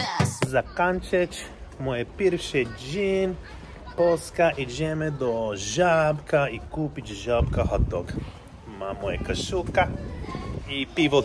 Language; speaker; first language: Polish; non-native, learner; English